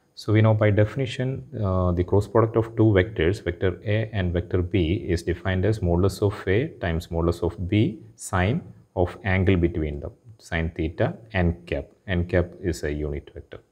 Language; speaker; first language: English; non-native, local second language; Malayalam